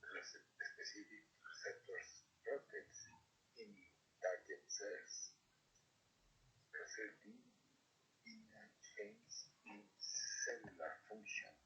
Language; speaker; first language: English; non-native, learner; Spanish